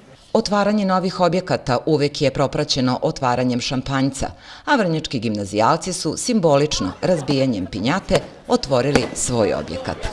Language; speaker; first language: Serbian; native; Serbian